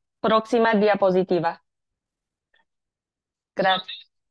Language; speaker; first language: Spanish; non-native, fluent; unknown